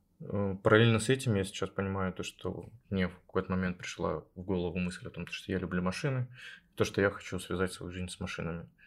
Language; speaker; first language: Russian; native; Russian